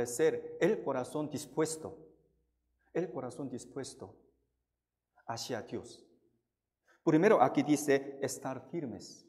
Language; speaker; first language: Spanish; non-native, fluent; Korean